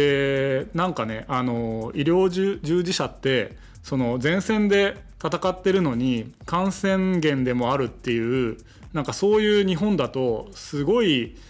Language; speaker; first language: Japanese; native; Japanese